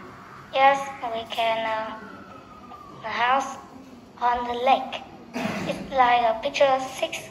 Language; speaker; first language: English; non-native, learner; Vietnamese